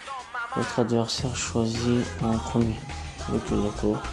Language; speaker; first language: French; native; French